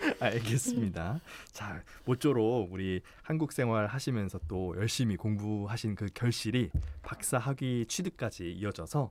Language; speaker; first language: Korean; native; Korean